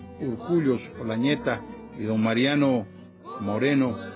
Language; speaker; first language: Spanish; native; Spanish